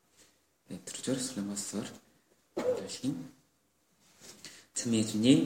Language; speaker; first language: Mongolian; non-native, learner; Korean